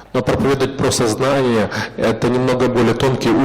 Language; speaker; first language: Russian; native; Russian